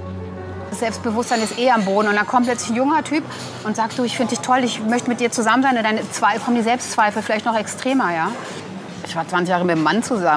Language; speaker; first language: German; native; German